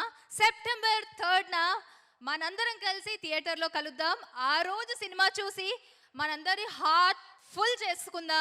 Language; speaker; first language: Telugu; native; Telugu